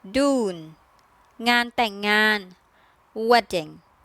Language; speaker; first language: Thai; native; Thai